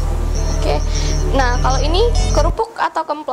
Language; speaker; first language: Indonesian; native; Indonesian